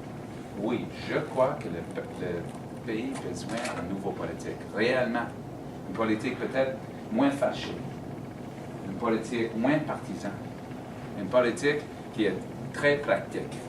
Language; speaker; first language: French; non-native, learner; English